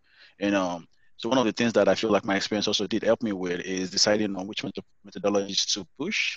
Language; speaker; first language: English; non-native, local second language; Yoruba